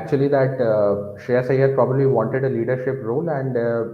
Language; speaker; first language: English; non-native, local second language; Hindi